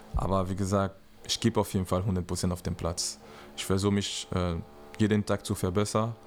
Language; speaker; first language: German; non-native, learner; French